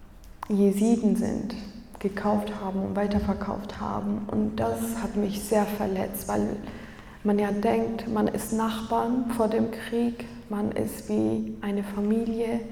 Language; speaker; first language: German; early bilingual, other home language; Kurdish